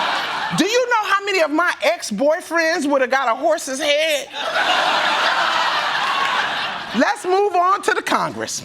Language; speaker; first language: English; native; English